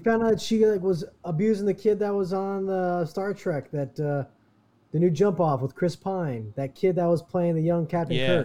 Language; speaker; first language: English; native; English